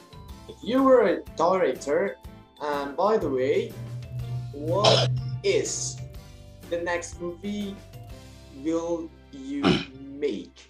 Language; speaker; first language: English; non-native, learner; Indonesian